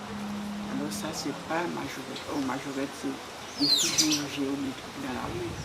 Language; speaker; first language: French; non-native, local second language; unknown